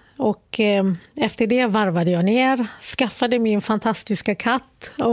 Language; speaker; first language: Swedish; early bilingual, other home language; Arabic